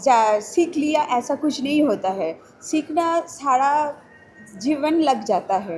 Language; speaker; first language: Hindi; non-native, local second language; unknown